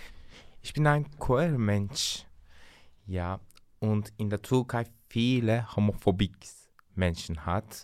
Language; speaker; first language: German; non-native, learner; Turkish